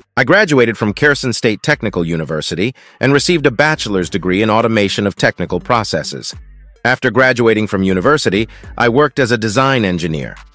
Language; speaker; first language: English; non-native, fluent; Russian